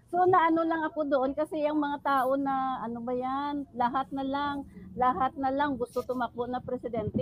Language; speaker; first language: Filipino; native; Filipino